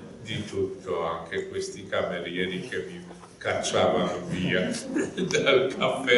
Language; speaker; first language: Italian; non-native, fluent; Polish